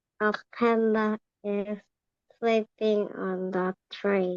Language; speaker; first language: English; non-native, learner; Korean